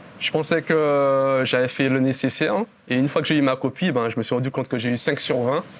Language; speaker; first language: French; native; French